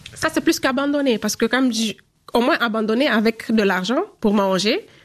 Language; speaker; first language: French; non-native, local second language; Fula